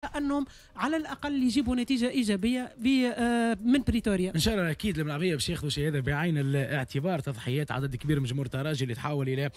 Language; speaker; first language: Arabic; native; Arabic